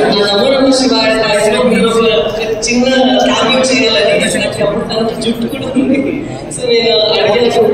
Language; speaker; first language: Telugu; non-native, local second language; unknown